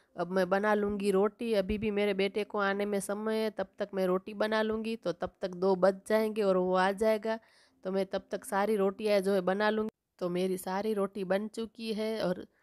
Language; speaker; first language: Hindi; non-native, local second language; Gujarati